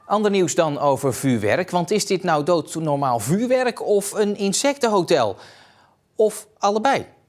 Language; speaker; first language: Dutch; native; Dutch